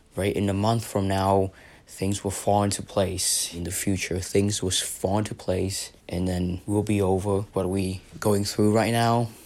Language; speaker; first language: English; non-native, fluent; Vietnamese